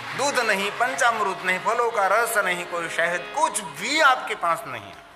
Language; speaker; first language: Hindi; non-native, local second language; Gujarati